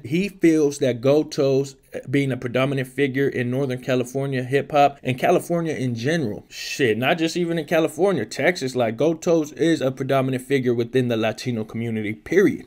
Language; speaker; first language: English; native; English